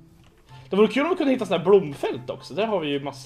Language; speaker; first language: Swedish; native; Swedish